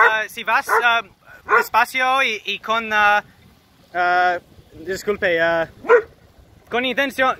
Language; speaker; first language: Spanish; non-native, learner; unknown